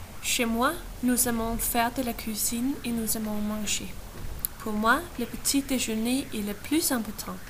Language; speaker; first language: French; non-native, learner; Danish